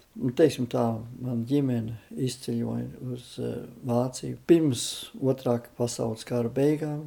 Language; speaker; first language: Latvian; early bilingual, heritage; Latvian